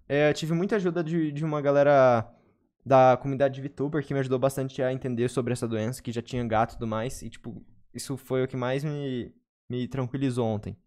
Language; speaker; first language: Portuguese; native; Portuguese